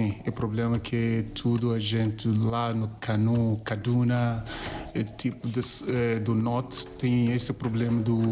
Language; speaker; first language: Portuguese; non-native, learner; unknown